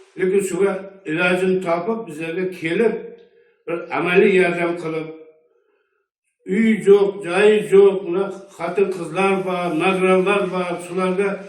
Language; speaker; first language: Uzbek; native; Uzbek